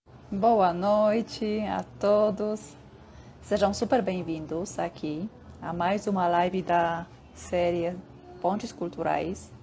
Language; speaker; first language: Portuguese; non-native, fluent; Polish